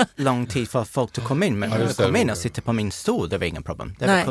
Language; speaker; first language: Swedish; non-native, learner; English